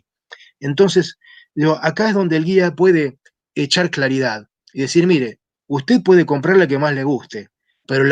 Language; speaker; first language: Spanish; native; Spanish